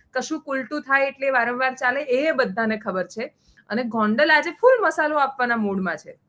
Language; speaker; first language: Gujarati; native; Gujarati